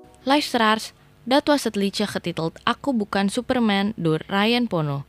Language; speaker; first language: Dutch; non-native, learner; Indonesian